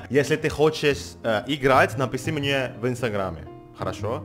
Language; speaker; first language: Russian; non-native, learner; Indonesian